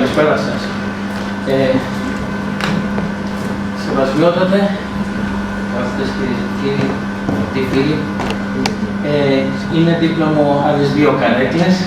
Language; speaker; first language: Greek; native; Greek